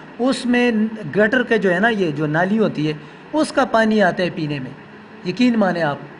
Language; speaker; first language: Urdu; non-native, local second language; Pashto